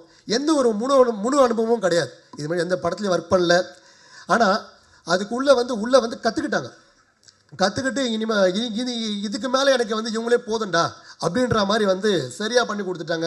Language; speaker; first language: Tamil; native; Tamil